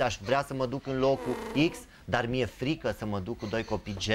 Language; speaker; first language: Romanian; native; Romanian